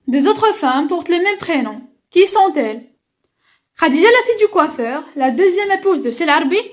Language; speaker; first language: French; non-native, local second language; Arabic